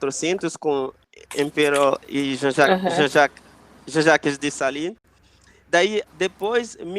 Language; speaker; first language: Portuguese; non-native, fluent; Haitian Creole